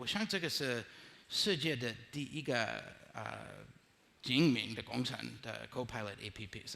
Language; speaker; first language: Chinese; non-native, learner; English